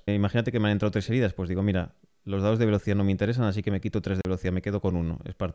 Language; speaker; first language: Spanish; native; Spanish